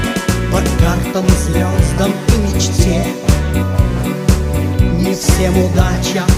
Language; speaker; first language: Russian; native; Russian